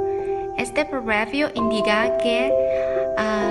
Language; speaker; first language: Spanish; non-native, learner; Chinese